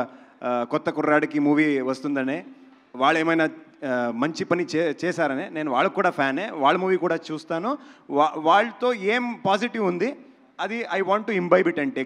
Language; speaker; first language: Telugu; non-native, local second language; Kannada